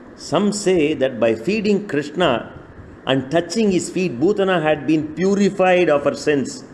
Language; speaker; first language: English; non-native, local second language; Tamil